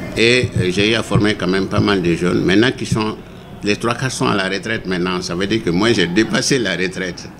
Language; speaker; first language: French; non-native, local second language; Bambara